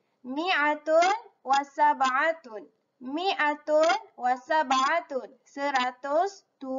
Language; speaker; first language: Arabic; non-native, learner; Malay